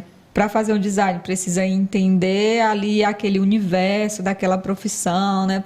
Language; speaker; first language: Portuguese; native; Portuguese